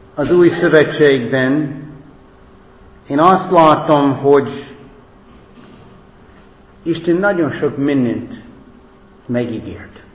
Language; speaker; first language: Hungarian; non-native, fluent; English